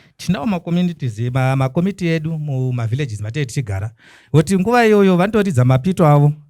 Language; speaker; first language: Shona; native; Shona